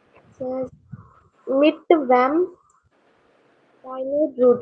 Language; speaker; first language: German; non-native, learner; Hindi